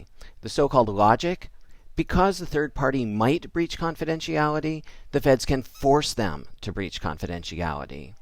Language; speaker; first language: English; native; English